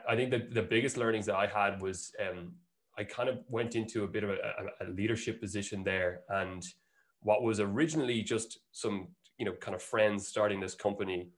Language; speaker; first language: English; native; English